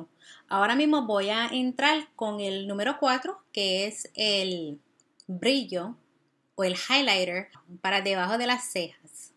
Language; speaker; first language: Spanish; early bilingual, heritage; Spanish